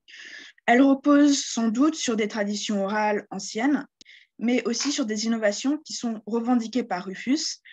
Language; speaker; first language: French; native; French